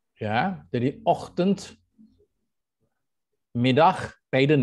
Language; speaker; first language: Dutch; non-native, fluent; Indonesian